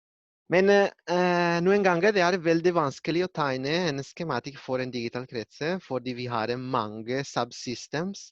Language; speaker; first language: Norwegian; non-native, learner; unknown